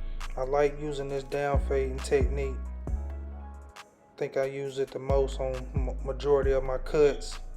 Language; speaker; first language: English; native; English